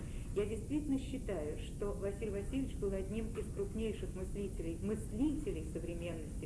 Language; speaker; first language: Russian; native; Russian